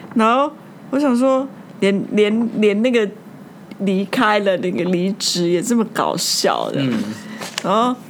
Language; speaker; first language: Chinese; native; Chinese